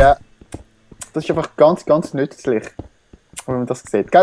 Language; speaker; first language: German; native; German